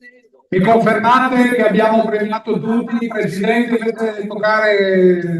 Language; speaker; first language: Italian; native; Italian